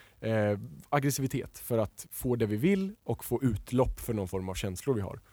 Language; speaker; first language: Swedish; native; Swedish